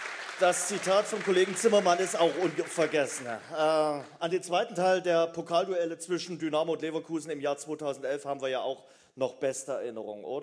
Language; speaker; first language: German; native; German